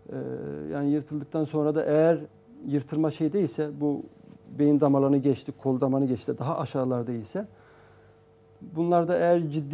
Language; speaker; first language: Turkish; native; Turkish